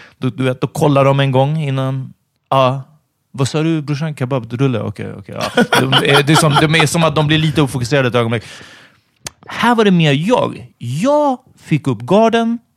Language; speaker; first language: Swedish; native; Swedish